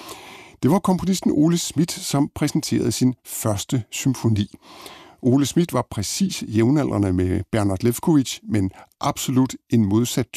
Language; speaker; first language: Danish; native; Danish